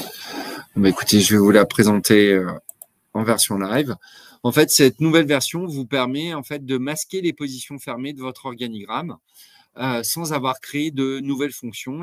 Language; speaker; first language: French; native; French